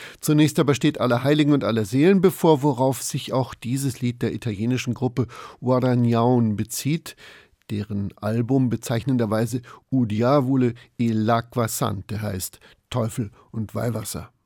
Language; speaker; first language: German; native; German